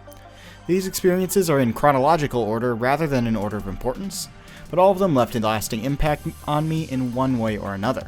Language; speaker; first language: English; native; English